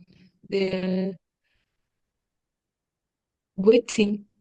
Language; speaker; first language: English; non-native, learner; Vietnamese